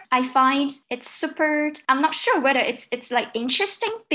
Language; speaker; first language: English; non-native, fluent; Cantonese